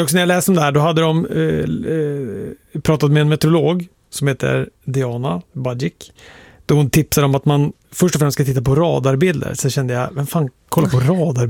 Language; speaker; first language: Swedish; native; Swedish